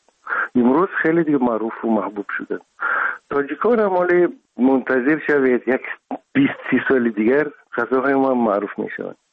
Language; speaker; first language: Persian; non-native, local second language; Russian